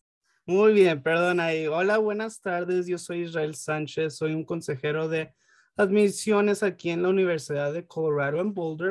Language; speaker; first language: Spanish; early bilingual, heritage; Spanish